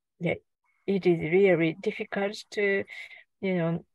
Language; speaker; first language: English; non-native, learner; Japanese